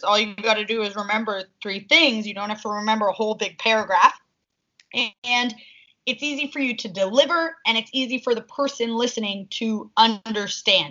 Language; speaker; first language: English; native; English